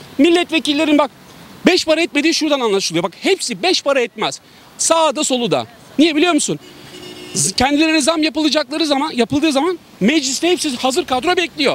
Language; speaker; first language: Turkish; native; Turkish